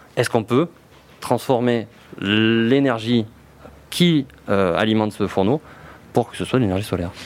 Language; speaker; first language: French; native; French